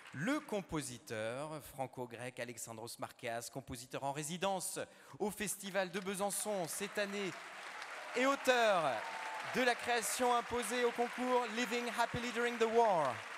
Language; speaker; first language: French; native; French